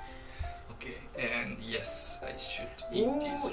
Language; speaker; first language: English; non-native, fluent; Japanese